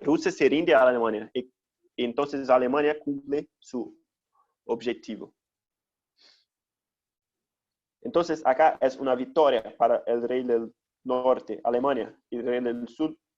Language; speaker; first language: Spanish; non-native, fluent; Portuguese